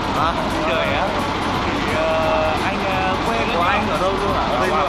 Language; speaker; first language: Vietnamese; non-native, fluent; Korean